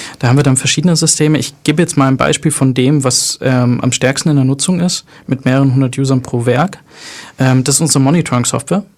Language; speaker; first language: German; early bilingual, other home language; Arabic